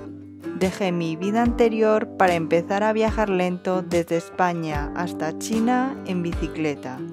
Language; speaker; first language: Spanish; early bilingual, other home language; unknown